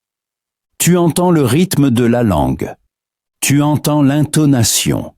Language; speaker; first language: French; non-native, fluent; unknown